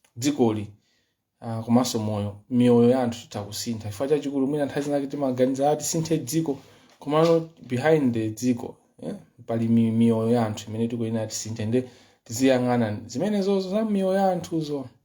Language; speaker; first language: Nyanja; non-native, local second language; Yao